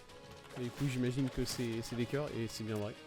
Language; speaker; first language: French; native; French